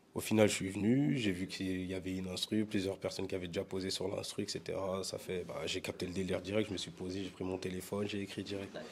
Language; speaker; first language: French; native; French